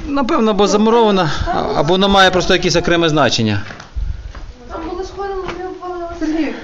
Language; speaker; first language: Ukrainian; native; Ukrainian